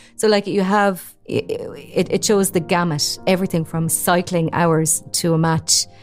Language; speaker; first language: English; native; English